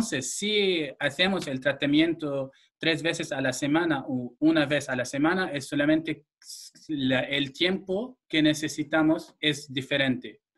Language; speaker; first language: Spanish; non-native, fluent; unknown